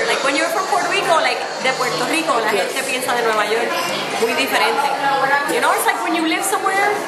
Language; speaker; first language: English; non-native, fluent; Spanish